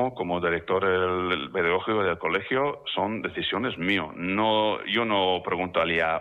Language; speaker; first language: Spanish; non-native, fluent; English